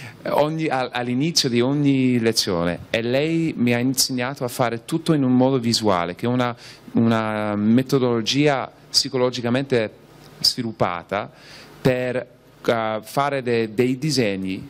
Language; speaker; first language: Italian; non-native, fluent; English